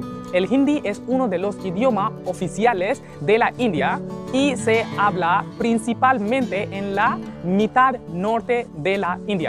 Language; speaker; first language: Spanish; non-native, learner; Hindi